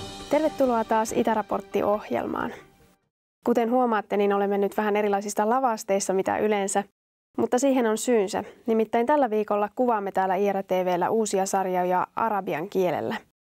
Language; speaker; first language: Finnish; native; Finnish